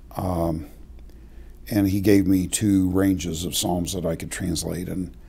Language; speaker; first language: English; native; English